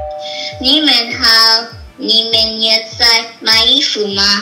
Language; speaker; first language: Chinese; non-native, learner; English